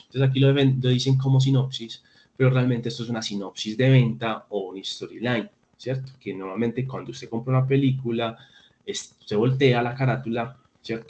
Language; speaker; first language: Spanish; native; Spanish